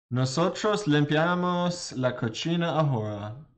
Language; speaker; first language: Spanish; non-native, learner; English